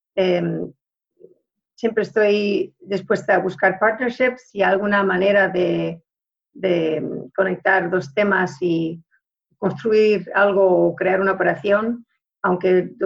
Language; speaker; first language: Spanish; early bilingual, heritage; Spanish